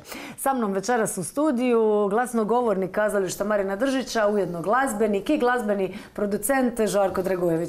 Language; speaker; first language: Croatian; native; Croatian